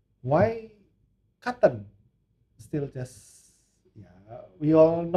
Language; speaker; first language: English; non-native, learner; Indonesian